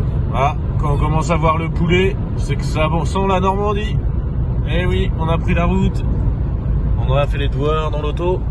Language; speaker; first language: French; native; French